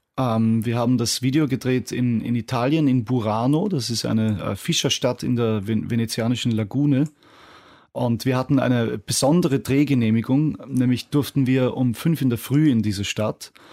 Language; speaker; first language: German; native; German